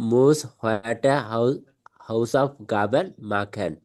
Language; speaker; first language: German; non-native, learner; Bangla